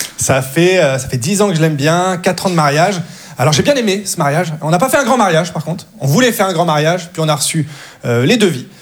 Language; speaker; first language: French; native; French